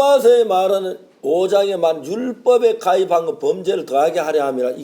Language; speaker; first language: Korean; native; Korean